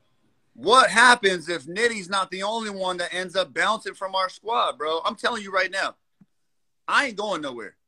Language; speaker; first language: English; native; English